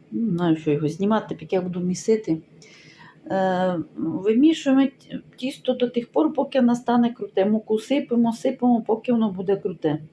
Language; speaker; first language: Ukrainian; non-native, local second language; Russian